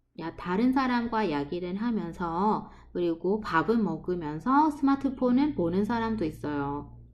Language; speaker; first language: Korean; non-native, fluent; Vietnamese